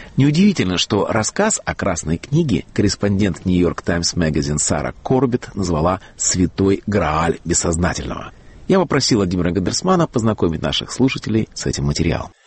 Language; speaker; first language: Russian; native; Russian